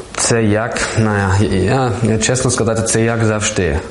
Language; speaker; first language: Ukrainian; non-native, learner; German